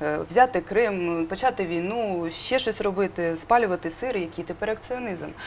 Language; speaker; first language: Ukrainian; native; Ukrainian